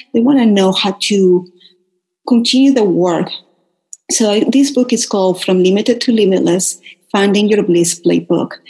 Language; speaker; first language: English; non-native, fluent; Spanish